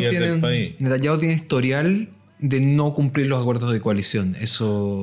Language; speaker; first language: Spanish; native; Spanish